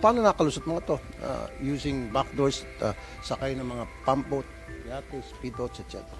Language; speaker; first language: Filipino; native; Filipino